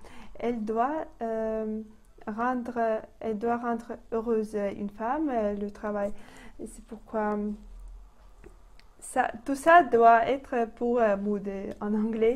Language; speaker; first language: French; non-native, fluent; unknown